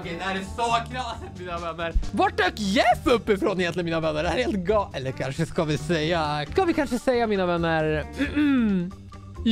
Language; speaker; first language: Swedish; native; Swedish